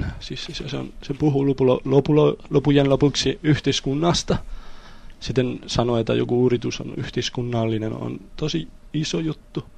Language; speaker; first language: Finnish; non-native, fluent; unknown